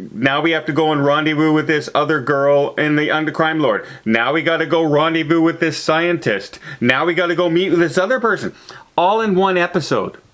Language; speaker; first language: English; native; English